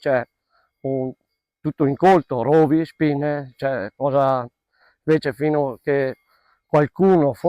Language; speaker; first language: Italian; non-native, local second language; Venetian